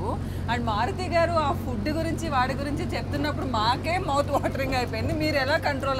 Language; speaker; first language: Telugu; native; Telugu